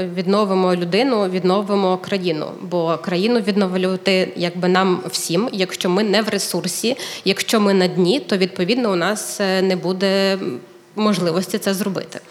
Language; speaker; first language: Ukrainian; native; Ukrainian